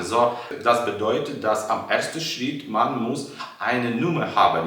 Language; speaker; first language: German; non-native, learner; Ukrainian